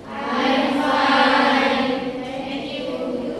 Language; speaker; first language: English; non-native, learner; Indonesian